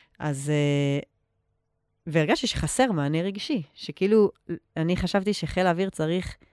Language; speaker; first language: Hebrew; native; Hebrew